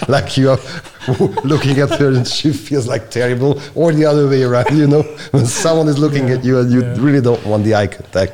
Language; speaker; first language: English; non-native, fluent; Hungarian